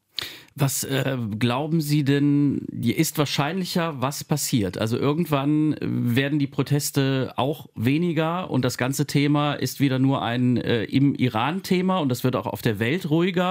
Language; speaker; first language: German; native; German